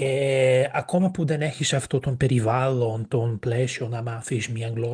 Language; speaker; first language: Greek; non-native, fluent; Portuguese